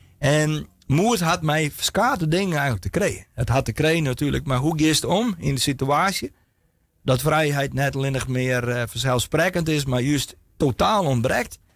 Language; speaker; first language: Dutch; non-native, local second language; Western Frisian